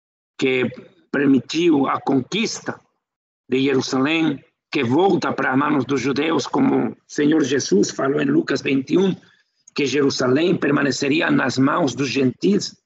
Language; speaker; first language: Portuguese; non-native, fluent; Spanish